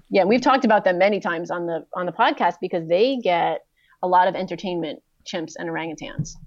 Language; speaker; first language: English; native; English